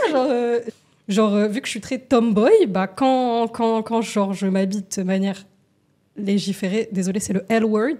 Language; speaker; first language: French; native; French